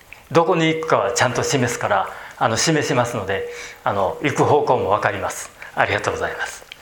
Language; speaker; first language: Japanese; native; Japanese